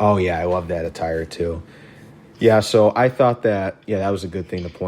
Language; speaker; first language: English; native; English